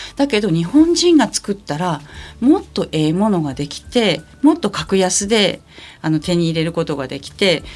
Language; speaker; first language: Japanese; native; Japanese